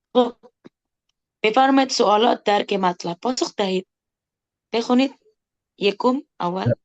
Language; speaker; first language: Persian; non-native, fluent; Indonesian